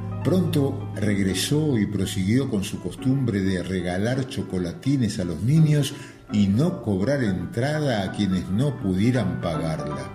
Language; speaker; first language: Spanish; native; Spanish